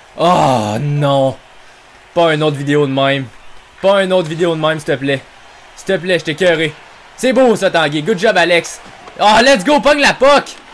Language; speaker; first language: French; native; French